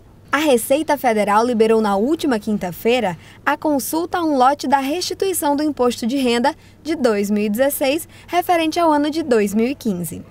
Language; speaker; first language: Portuguese; native; Portuguese